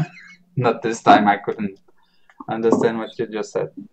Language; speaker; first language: English; non-native, learner; Spanish